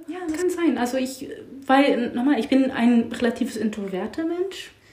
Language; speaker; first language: German; non-native, learner; English